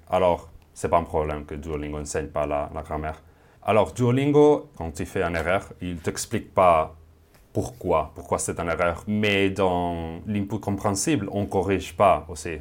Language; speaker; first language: French; non-native, fluent; Spanish